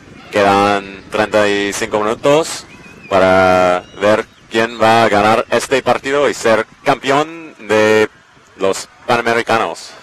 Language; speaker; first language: Spanish; non-native, learner; English